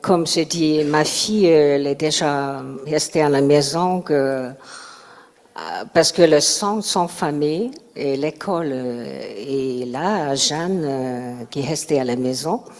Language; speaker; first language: French; non-native, learner; Chinese